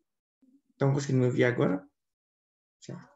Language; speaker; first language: Portuguese; native; Portuguese